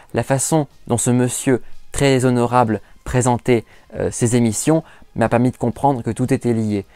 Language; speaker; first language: French; native; French